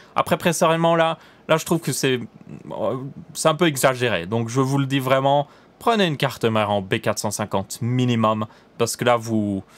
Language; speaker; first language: French; native; French